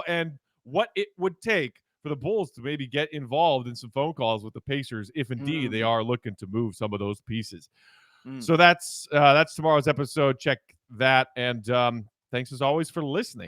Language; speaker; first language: English; native; English